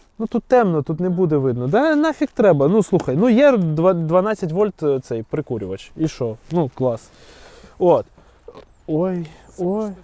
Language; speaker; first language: Ukrainian; non-native, local second language; Russian